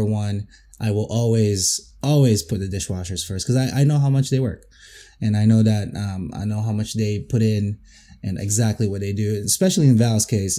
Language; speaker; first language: English; non-native, local second language; Filipino